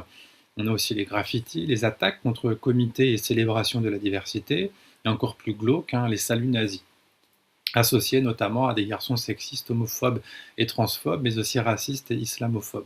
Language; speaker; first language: French; native; French